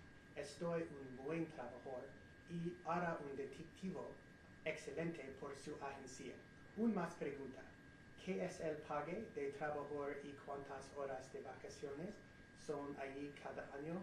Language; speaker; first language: Spanish; non-native, learner; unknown